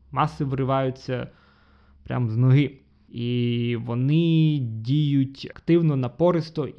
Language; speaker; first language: Ukrainian; non-native, local second language; Russian